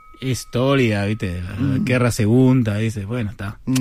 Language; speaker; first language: Spanish; non-native, learner; Chinese